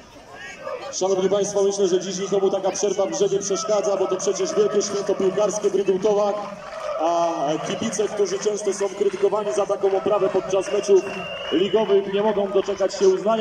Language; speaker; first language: Polish; native; Polish